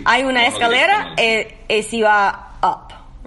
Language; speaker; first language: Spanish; non-native, learner; English